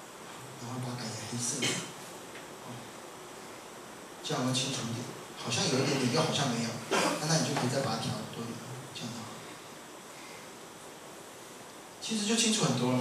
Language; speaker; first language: Chinese; native; Chinese